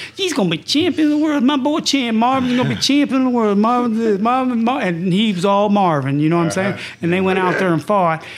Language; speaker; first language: English; native; English